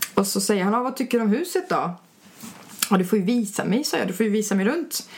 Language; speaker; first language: Swedish; early bilingual, other home language; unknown